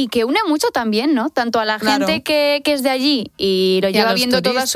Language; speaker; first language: Spanish; native; Spanish